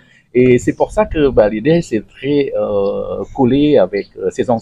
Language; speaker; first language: French; non-native, learner; Indonesian